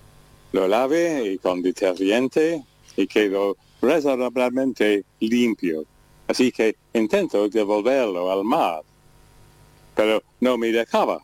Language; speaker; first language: Spanish; non-native, learner; English